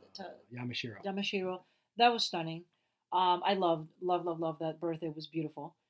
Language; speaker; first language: English; non-native, fluent; Spanish